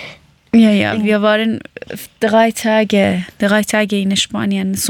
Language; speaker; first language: German; early bilingual, other home language; Persian